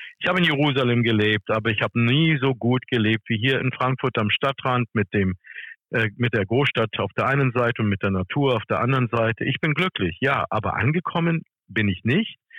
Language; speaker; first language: German; early bilingual, other home language; English